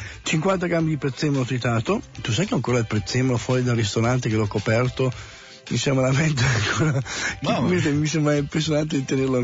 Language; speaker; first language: Italian; native; Italian